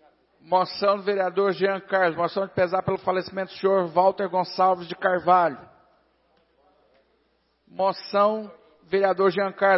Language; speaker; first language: Portuguese; native; Portuguese